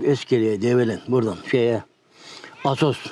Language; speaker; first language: Turkish; native; Turkish